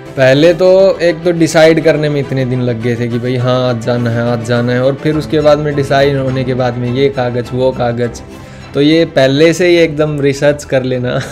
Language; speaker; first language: Hindi; native; Hindi